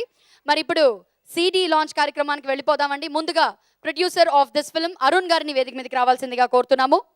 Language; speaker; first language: Telugu; native; Telugu